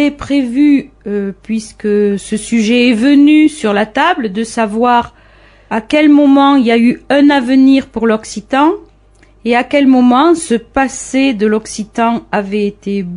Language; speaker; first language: French; native; French